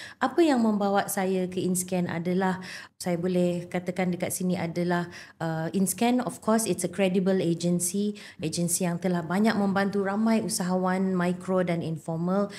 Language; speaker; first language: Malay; native; Malay